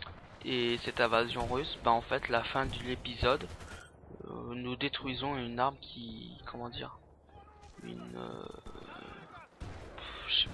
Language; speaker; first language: French; native; French